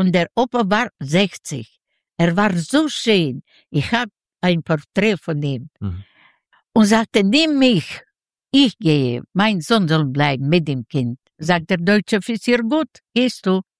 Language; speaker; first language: German; non-native, learner; Ukrainian